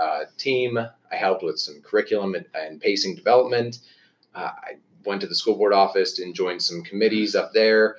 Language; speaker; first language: English; native; English